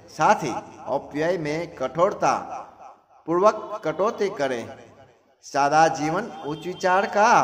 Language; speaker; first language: Hindi; non-native, local second language; Gujarati